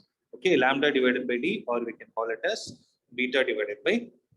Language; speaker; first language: English; non-native, local second language; Tamil